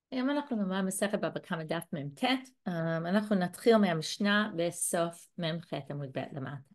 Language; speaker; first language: Hebrew; non-native, fluent; English